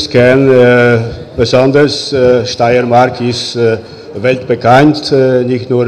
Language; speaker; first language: German; non-native, fluent; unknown